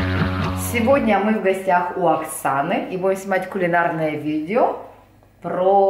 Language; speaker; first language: Russian; native; Russian